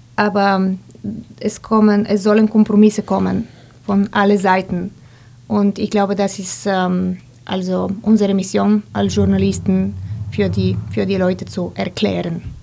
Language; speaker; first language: German; non-native, fluent; Bulgarian